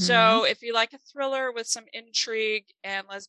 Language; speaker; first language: English; non-native, fluent; German